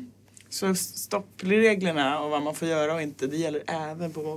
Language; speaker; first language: Swedish; native; Swedish